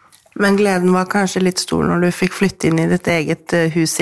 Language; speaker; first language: Norwegian; native; Norwegian